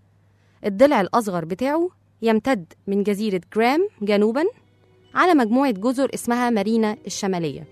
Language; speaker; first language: Arabic; native; Arabic